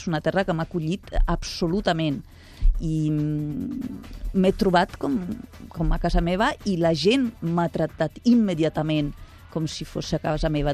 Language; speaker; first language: Catalan; non-native, fluent; Italian